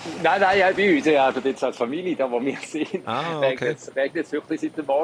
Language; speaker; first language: German; native; German